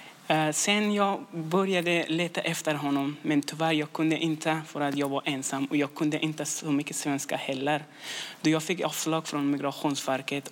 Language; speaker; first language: Swedish; non-native, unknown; Persian